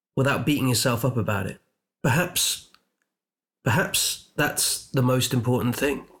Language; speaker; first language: English; native; English